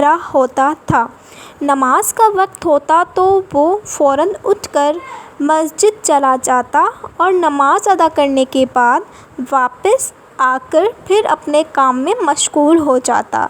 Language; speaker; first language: Urdu; non-native, local second language; Sindhi